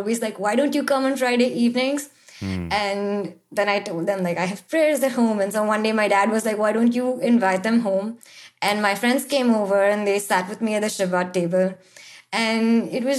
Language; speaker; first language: English; non-native, local second language; Marathi